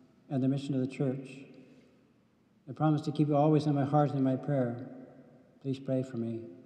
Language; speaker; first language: English; native; English